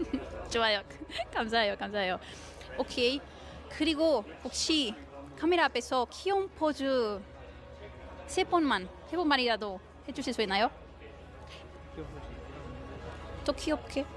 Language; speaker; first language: Korean; non-native, fluent; Spanish